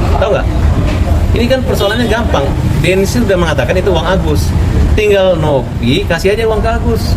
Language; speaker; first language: Indonesian; native; Indonesian